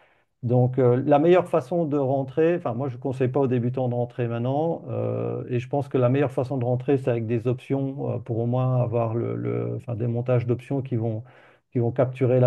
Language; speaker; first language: French; native; French